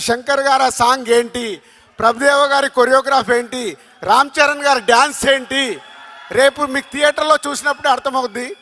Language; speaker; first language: Telugu; native; Telugu